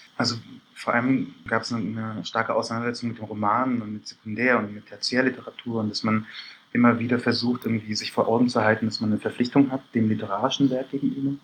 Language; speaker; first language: German; early bilingual, other home language; Persian